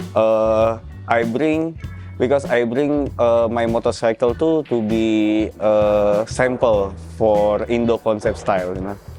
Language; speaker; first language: English; non-native, learner; Indonesian